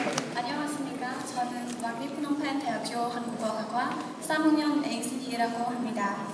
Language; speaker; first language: Korean; non-native, learner; Khmer